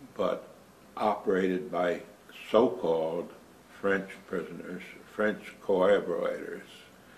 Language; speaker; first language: English; native; English